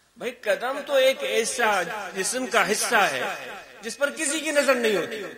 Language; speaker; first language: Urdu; non-native, local second language; Sindhi